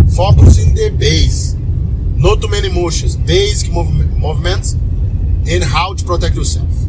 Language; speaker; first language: English; non-native, learner; Portuguese